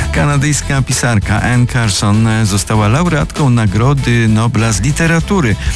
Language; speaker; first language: Polish; native; Polish